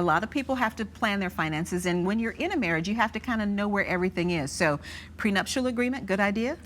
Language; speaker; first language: English; native; English